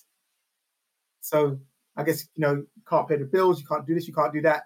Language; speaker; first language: English; native; English